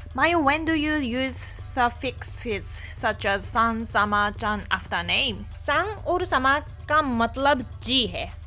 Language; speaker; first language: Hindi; non-native, fluent; Japanese